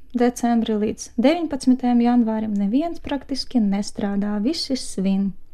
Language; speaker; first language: Latvian; non-native, fluent; Ukrainian